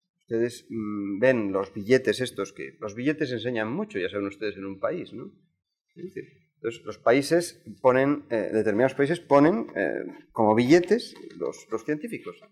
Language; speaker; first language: Spanish; native; Spanish